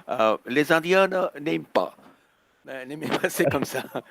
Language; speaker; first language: French; non-native, fluent; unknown